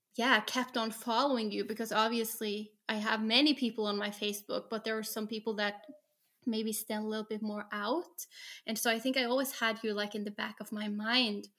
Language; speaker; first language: English; non-native, fluent; Norwegian